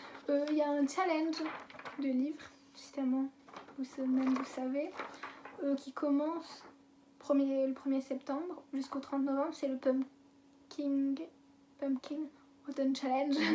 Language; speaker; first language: French; native; French